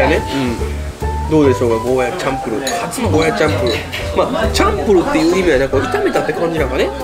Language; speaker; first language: Japanese; native; Japanese